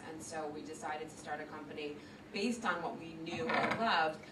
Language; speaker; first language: English; native; English